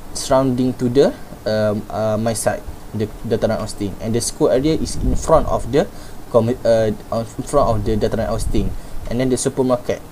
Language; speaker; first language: English; non-native, local second language; Malay